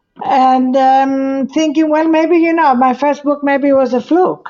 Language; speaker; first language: English; non-native, fluent; Greek